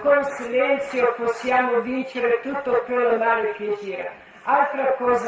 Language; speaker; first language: Italian; non-native, learner; Croatian